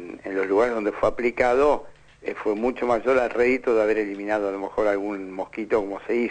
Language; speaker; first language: Spanish; native; Spanish